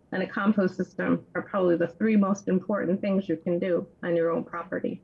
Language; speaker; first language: English; native; English